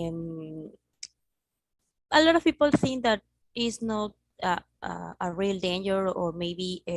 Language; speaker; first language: English; non-native, learner; Spanish